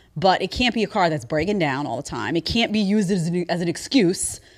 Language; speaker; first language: English; native; English